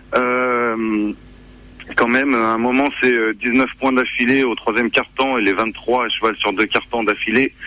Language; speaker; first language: French; native; French